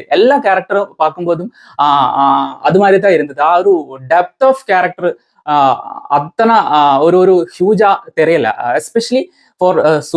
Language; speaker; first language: Tamil; non-native, learner; Malayalam